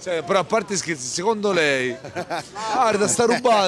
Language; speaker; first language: Italian; native; Italian